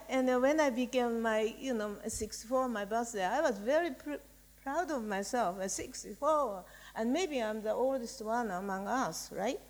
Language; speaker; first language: English; non-native, fluent; Japanese